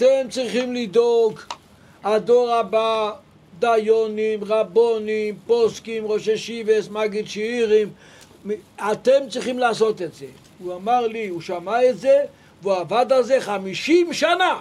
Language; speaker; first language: Hebrew; non-native, local second language; Yiddish